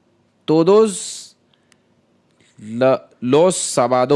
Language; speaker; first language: Spanish; non-native, learner; Hindi